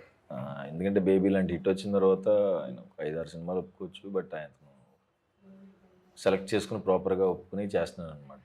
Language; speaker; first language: Telugu; native; Telugu